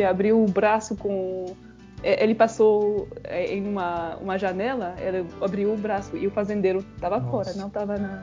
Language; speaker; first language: Portuguese; non-native, fluent; French